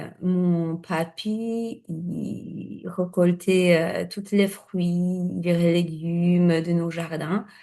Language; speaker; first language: French; non-native, fluent; Polish